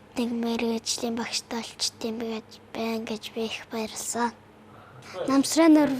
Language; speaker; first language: Mongolian; native; Mongolian